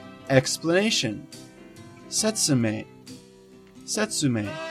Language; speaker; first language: English; native; English